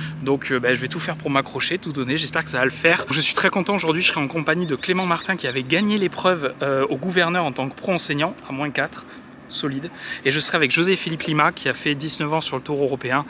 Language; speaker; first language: French; native; French